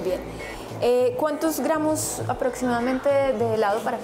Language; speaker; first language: Spanish; native; Spanish